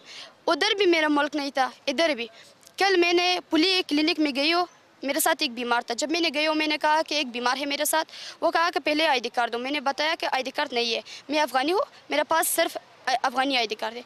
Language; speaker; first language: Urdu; non-native, learner; Persian